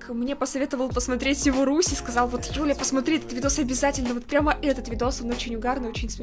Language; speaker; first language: Russian; native; Russian